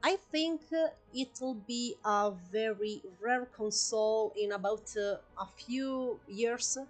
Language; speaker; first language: English; non-native, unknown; Italian